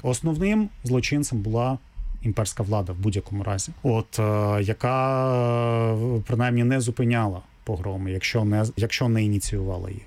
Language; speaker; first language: Ukrainian; native; Ukrainian